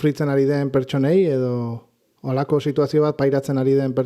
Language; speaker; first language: Basque; native; Basque